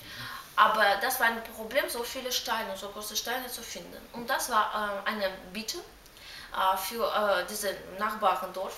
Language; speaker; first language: German; non-native, learner; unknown